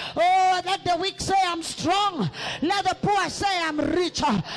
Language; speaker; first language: English; non-native, local second language; Swahili